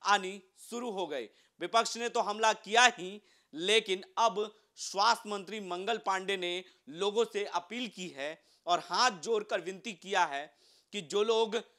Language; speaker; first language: Hindi; native; Hindi